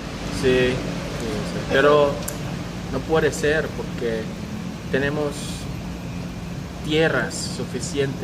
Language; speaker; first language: Spanish; non-native, fluent; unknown